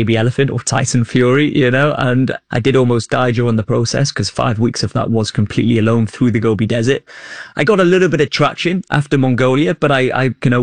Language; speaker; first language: English; native; English